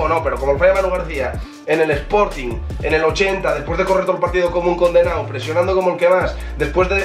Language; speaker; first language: Spanish; native; Spanish